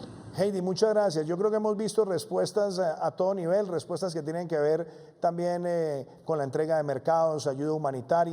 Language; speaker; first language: Spanish; native; Spanish